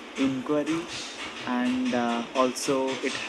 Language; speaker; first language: English; non-native, local second language; Odia